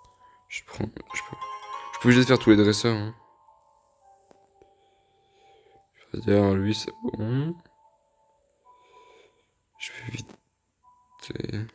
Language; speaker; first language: French; native; French